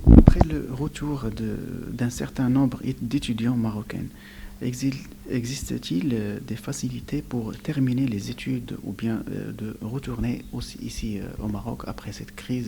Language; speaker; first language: French; non-native, local second language; Arabic